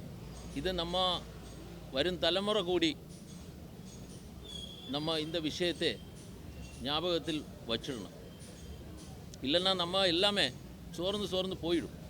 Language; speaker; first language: Tamil; non-native, learner; Malayalam